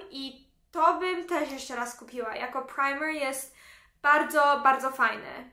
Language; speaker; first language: Polish; early bilingual, heritage; Polish